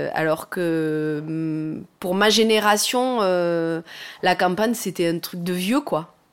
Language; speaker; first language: French; native; French